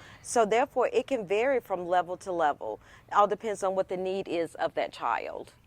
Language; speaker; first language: English; native; English